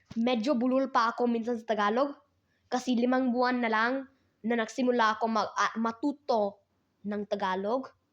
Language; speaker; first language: Filipino; non-native, learner; Hindi